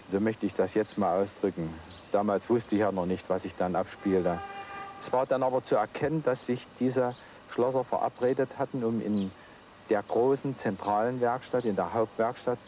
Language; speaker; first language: German; native; German